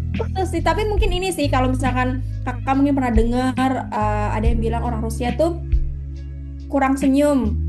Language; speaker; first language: Indonesian; native; Indonesian